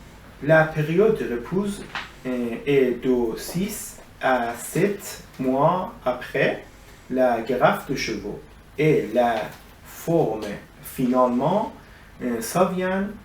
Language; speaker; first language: French; non-native, learner; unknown